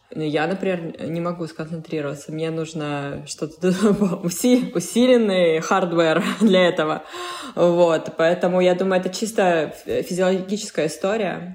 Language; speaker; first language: Russian; native; Russian